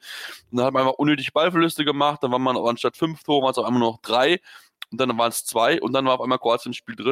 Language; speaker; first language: German; native; German